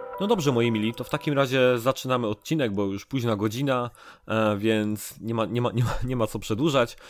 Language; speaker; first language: Polish; native; Polish